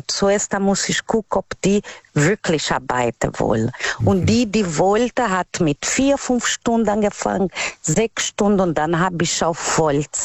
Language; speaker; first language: German; non-native, learner; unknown